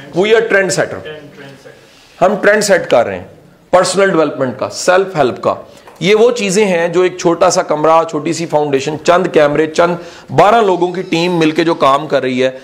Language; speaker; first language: Urdu; non-native, local second language; Punjabi